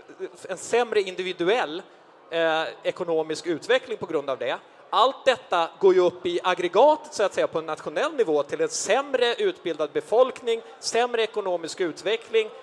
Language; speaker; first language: Swedish; native; Swedish